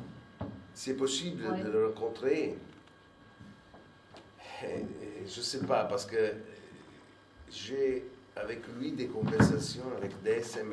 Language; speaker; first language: French; non-native, fluent; Italian